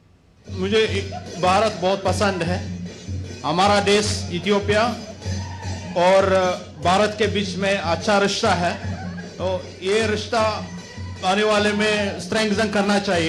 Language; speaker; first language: Hindi; non-native, learner; Amharic